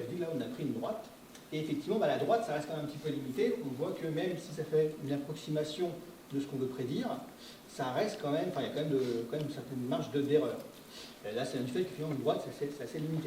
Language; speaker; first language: French; native; French